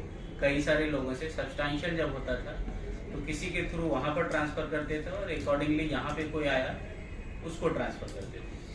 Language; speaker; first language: Hindi; native; Hindi